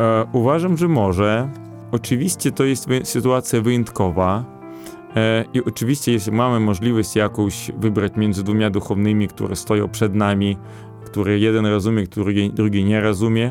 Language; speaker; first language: Polish; non-native, fluent; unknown